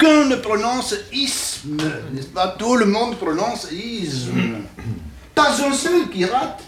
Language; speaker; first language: French; native; French